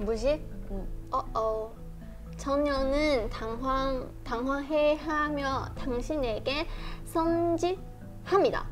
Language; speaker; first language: Korean; non-native, fluent; Chinese